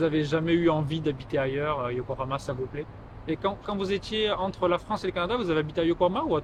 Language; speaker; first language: French; native; French